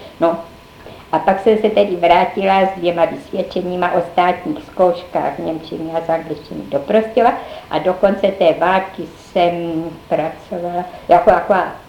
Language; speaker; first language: Czech; native; Czech